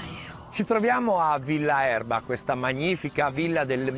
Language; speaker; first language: Italian; native; Italian